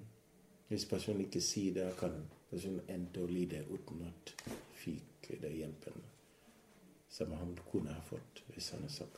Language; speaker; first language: Norwegian; non-native, fluent; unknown